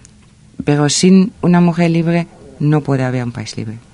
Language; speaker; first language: Spanish; non-native, fluent; German